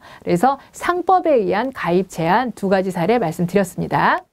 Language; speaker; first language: Korean; native; Korean